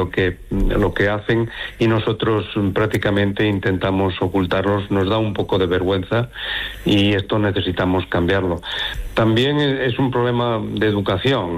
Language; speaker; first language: Spanish; native; Spanish